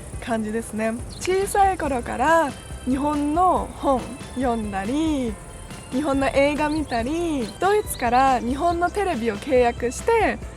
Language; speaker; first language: Japanese; early bilingual, heritage; German